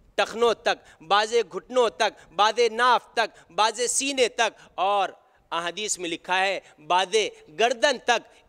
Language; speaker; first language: Urdu; native; Urdu